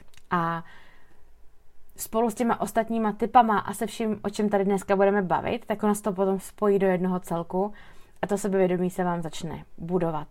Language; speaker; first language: Czech; native; Czech